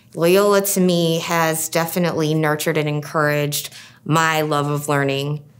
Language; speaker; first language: English; native; English